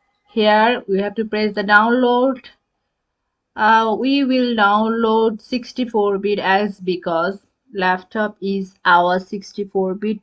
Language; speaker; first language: English; non-native, fluent; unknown